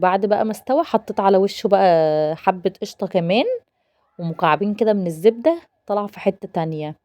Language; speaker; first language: Arabic; native; Arabic